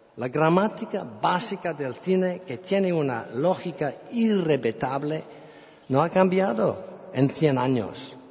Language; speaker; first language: Spanish; non-native, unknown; English